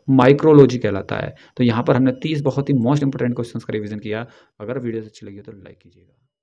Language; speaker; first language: Hindi; native; Hindi